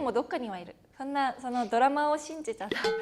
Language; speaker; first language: Japanese; native; Japanese